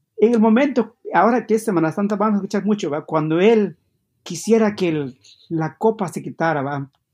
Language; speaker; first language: Spanish; non-native, local second language; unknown